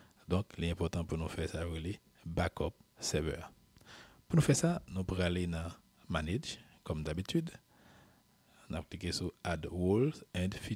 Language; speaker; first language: French; non-native, local second language; Haitian Creole